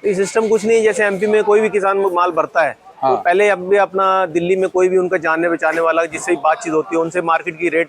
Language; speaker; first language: Hindi; native; Hindi